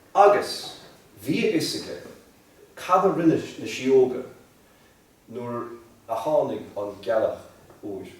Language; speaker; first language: Irish; native; Irish